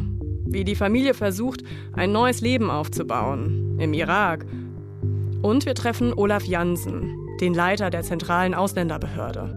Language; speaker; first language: German; native; German